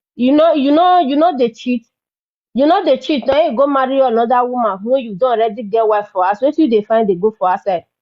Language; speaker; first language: Nigerian Pidgin; non-native, local second language; Bini